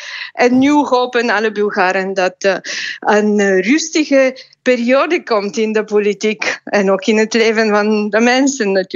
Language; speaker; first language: Dutch; non-native, fluent; Bulgarian